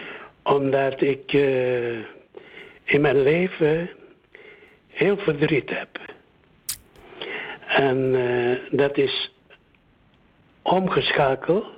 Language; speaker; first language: Dutch; early bilingual, other home language; Indonesian